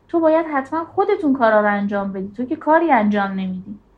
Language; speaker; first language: Persian; native; Persian